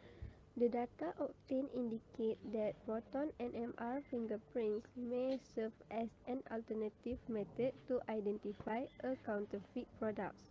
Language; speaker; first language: English; non-native, fluent; Malay